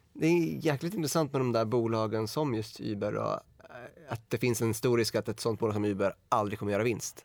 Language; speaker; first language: Swedish; early bilingual, other home language; Kurdish